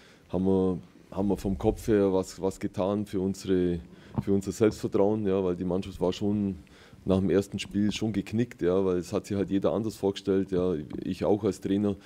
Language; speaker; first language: German; native; German